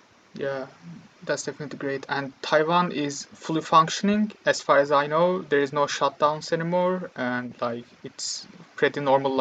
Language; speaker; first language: English; non-native, fluent; Turkish